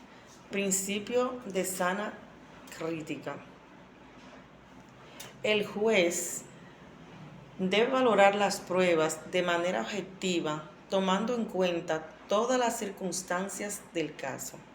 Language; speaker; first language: Spanish; native; Spanish